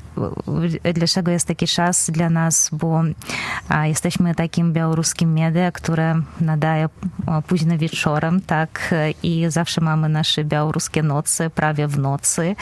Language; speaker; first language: Polish; non-native, fluent; Belarusian